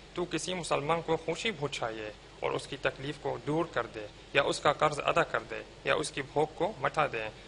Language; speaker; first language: Urdu; non-native, fluent; Arabic